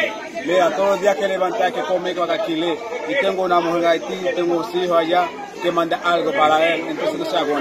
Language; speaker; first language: Spanish; non-native, learner; Haitian Creole